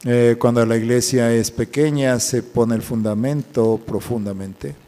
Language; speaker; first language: Spanish; native; Spanish